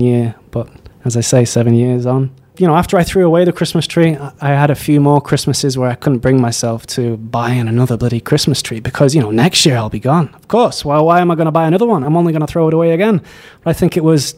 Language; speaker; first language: English; native; English